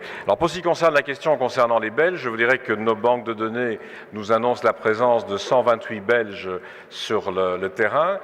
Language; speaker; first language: French; native; French